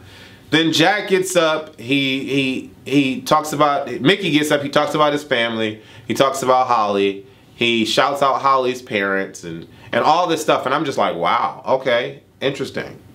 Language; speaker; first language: English; native; English